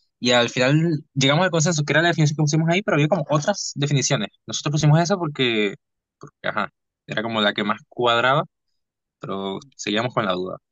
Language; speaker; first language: Spanish; native; Spanish